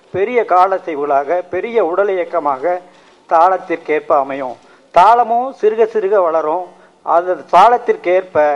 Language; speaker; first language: Tamil; native; Tamil